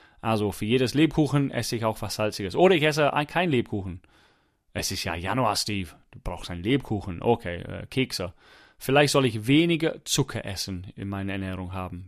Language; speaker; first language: German; non-native, fluent; English